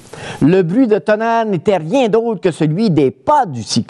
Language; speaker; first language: French; native; French